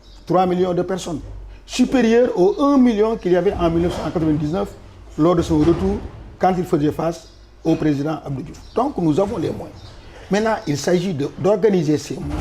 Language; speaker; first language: French; non-native, local second language; Wolof